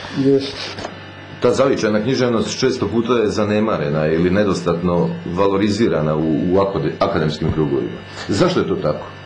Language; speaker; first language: Croatian; native; Croatian